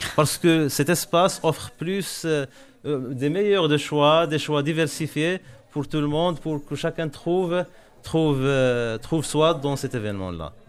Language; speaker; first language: French; non-native, local second language; Arabic